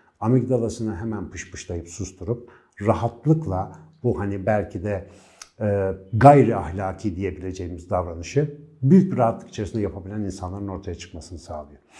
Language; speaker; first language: Turkish; native; Turkish